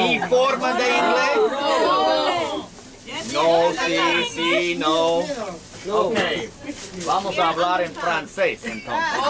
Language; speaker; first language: Spanish; non-native, learner; English